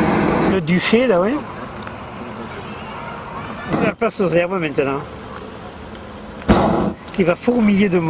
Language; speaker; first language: French; native; French